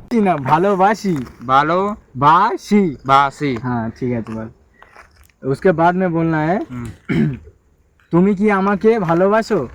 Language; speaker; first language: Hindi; non-native, local second language; Bangla